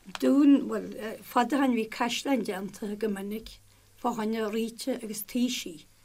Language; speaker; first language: Irish; native; Irish